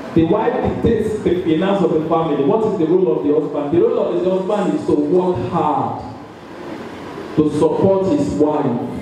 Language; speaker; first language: English; non-native, local second language; Yoruba